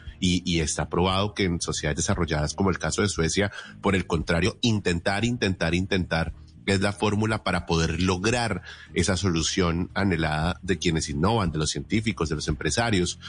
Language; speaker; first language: Spanish; native; Spanish